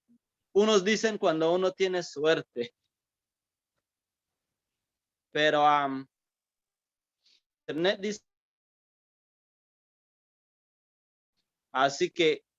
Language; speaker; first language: Spanish; early bilingual, heritage; English